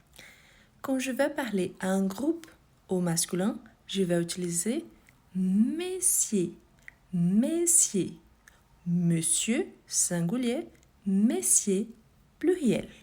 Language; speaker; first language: French; non-native, fluent; Portuguese